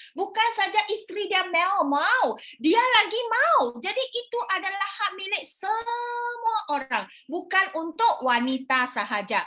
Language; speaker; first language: Malay; non-native, local second language; Chinese